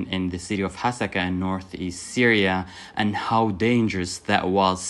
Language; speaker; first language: English; non-native, fluent; Arabic